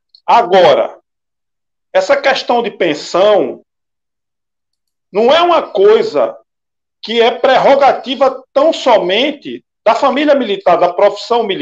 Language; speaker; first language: Portuguese; native; Portuguese